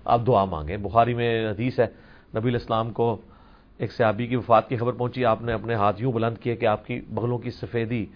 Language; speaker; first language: Urdu; non-native, local second language; Punjabi